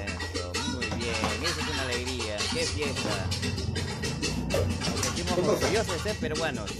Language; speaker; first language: Spanish; native; Spanish